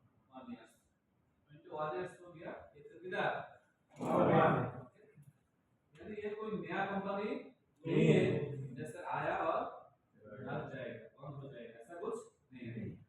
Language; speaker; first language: Hindi; non-native, learner; Bangla